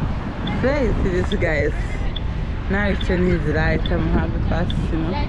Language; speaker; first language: English; non-native, learner; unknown